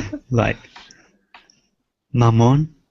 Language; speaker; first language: English; non-native, learner; Arabic